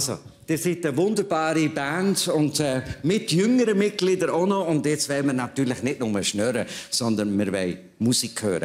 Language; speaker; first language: German; native; German